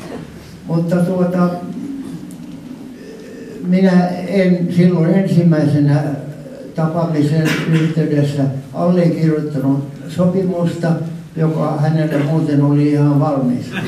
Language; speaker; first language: Finnish; non-native, local second language; Swedish